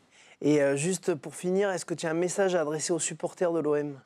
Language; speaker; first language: French; native; French